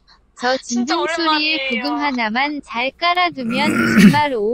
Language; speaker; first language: Korean; native; Korean